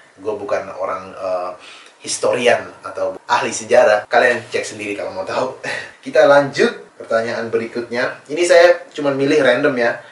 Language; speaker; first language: Indonesian; early bilingual, other home language; English